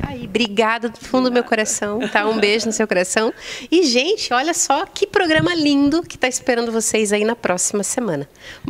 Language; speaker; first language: Portuguese; native; Portuguese